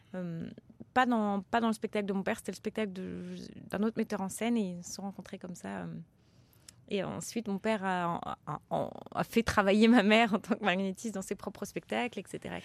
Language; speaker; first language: French; early bilingual, other home language; Turkish